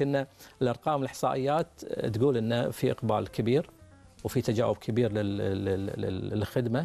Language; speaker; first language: Arabic; native; Arabic